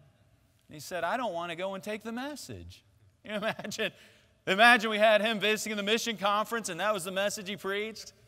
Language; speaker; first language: English; native; English